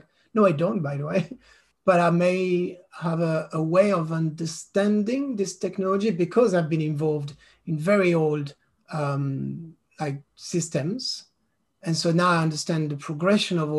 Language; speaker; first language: English; non-native, fluent; French